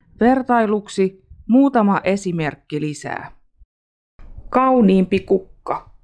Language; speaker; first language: Finnish; non-native, fluent; Russian